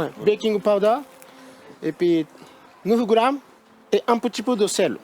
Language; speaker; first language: French; non-native, learner; Japanese